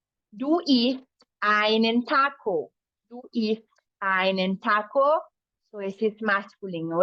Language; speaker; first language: German; non-native, fluent; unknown